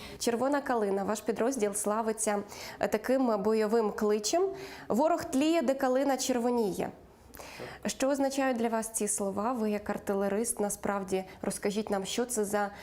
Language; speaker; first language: Ukrainian; native; Ukrainian